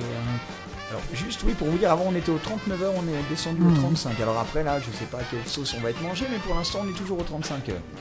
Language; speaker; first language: French; native; French